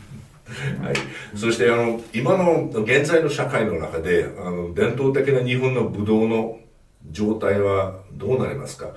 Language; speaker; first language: Japanese; non-native, fluent; Hungarian